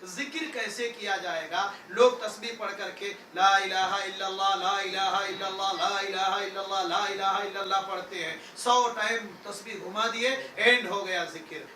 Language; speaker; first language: Urdu; native; Urdu